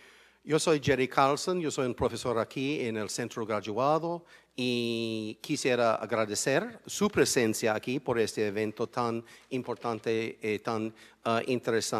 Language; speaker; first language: Spanish; non-native, fluent; English